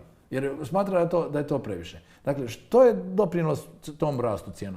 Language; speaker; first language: Croatian; native; Croatian